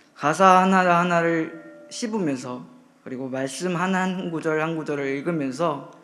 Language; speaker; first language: Korean; native; Korean